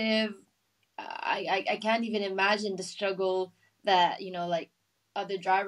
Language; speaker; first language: English; non-native, local second language; Filipino